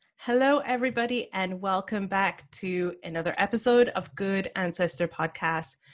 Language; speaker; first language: English; native; English